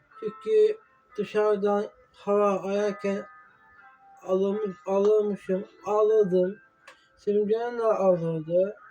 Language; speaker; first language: Turkish; non-native, learner; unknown